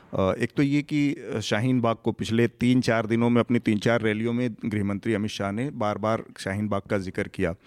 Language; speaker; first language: Hindi; non-native, local second language; Marathi